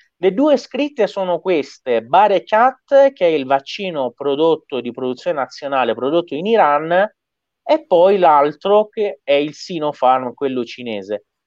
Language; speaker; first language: Italian; non-native, fluent; Persian